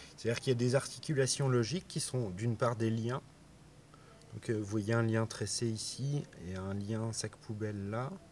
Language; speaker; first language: French; native; French